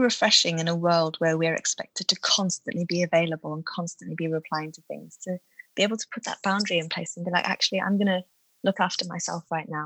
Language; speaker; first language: English; native; English